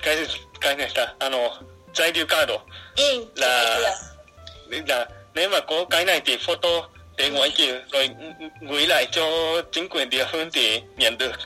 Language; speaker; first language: Vietnamese; non-native, fluent; Japanese